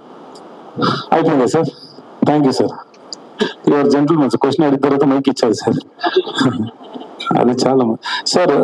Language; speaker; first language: Telugu; non-native, learner; Tamil